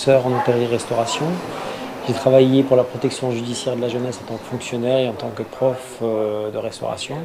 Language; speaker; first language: French; native; French